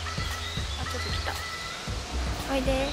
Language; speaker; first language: Japanese; native; Japanese